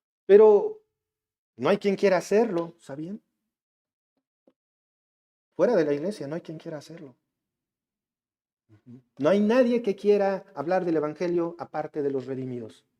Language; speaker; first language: Spanish; native; Spanish